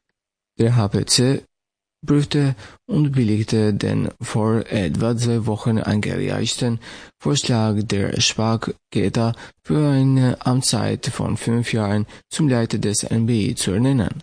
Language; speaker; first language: German; non-native, fluent; Albanian